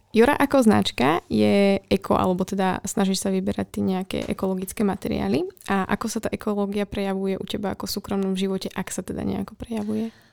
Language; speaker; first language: Slovak; native; Slovak